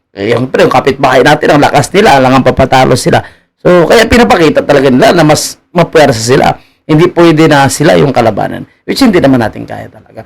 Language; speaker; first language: Filipino; native; Filipino